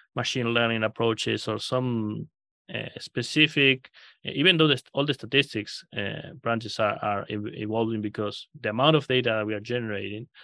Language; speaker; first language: English; non-native, fluent; Spanish